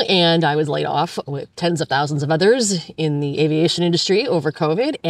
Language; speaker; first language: English; native; English